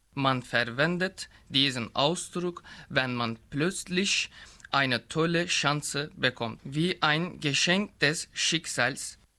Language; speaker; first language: German; non-native, fluent; Turkish